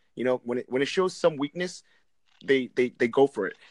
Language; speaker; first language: English; non-native, fluent; Vietnamese